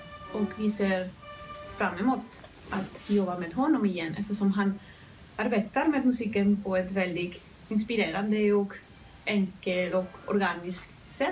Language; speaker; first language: Swedish; non-native, fluent; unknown